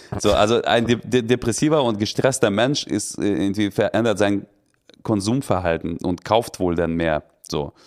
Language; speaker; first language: German; early bilingual, other home language; Russian